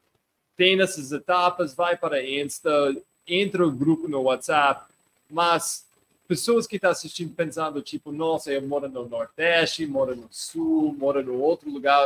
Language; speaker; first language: Portuguese; non-native, fluent; English